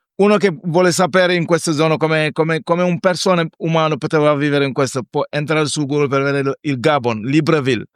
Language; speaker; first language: Italian; non-native, fluent; Wolof